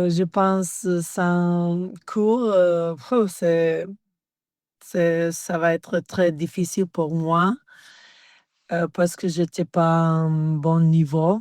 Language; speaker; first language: French; non-native, learner; Serbian